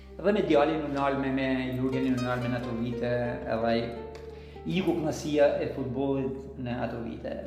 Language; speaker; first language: Albanian; native; Albanian